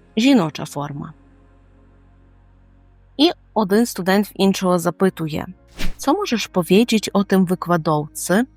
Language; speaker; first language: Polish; non-native, fluent; Ukrainian